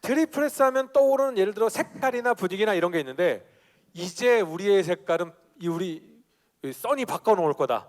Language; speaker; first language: Korean; native; Korean